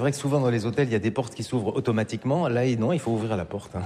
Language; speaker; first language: French; native; French